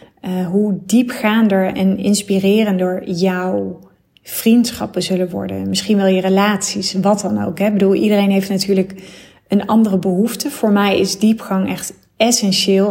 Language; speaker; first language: Dutch; native; Dutch